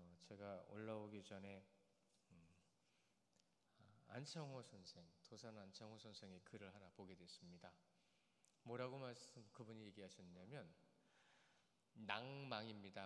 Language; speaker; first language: Korean; native; Korean